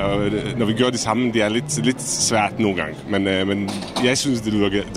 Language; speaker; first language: Danish; non-native, fluent; Czech